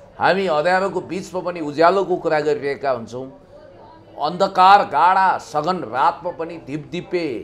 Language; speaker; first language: Nepali; native; Nepali